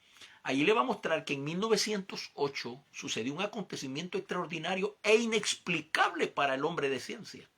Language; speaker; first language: Spanish; native; Spanish